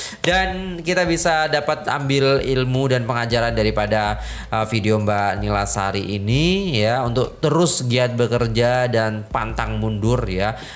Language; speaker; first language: Indonesian; native; Indonesian